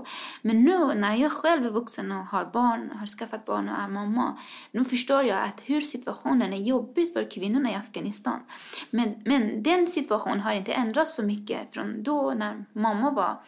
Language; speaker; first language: Swedish; non-native, fluent; Persian